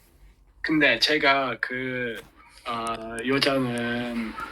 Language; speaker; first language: Korean; non-native, learner; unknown